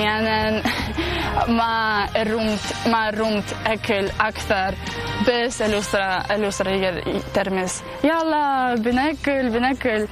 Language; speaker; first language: Arabic; non-native, learner; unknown